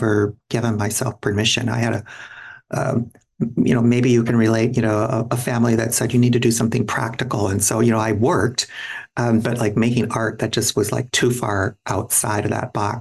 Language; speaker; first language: English; native; English